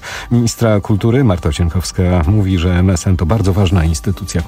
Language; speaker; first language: Polish; native; Polish